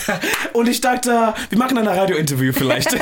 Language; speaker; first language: German; non-native, fluent; English